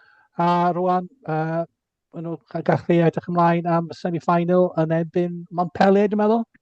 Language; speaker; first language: Welsh; non-native, local second language; English